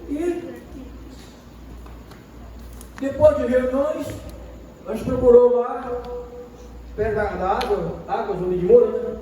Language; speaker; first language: Portuguese; native; Portuguese